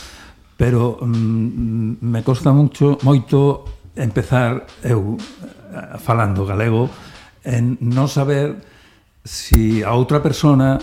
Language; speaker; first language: Galician; non-native, learner; Spanish